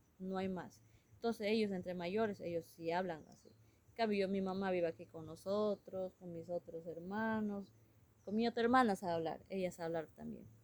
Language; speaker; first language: Spanish; non-native, local second language; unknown